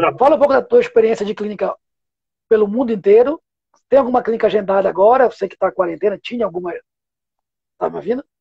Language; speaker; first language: Portuguese; native; Portuguese